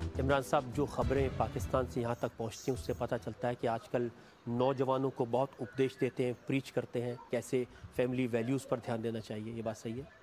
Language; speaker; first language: Hindi; native; Hindi